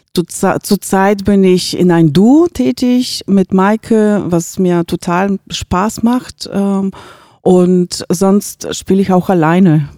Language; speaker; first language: German; non-native, fluent; Bulgarian